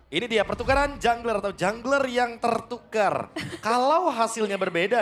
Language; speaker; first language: Indonesian; native; Indonesian